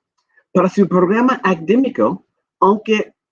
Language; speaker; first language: Spanish; non-native, fluent; English